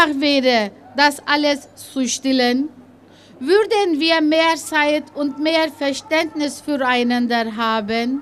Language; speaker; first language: German; early bilingual, other home language; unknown